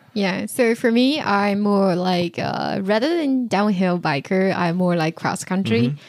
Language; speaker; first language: English; non-native, fluent; Chinese